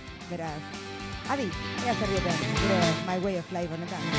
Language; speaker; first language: Basque; native; Basque